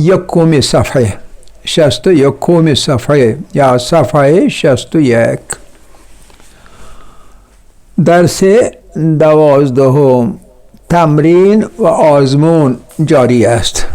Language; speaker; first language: Persian; non-native, fluent; Urdu